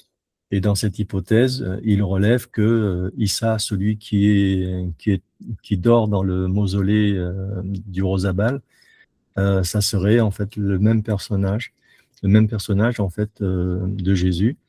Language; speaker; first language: French; native; French